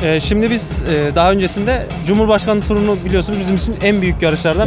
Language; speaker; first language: Turkish; native; Turkish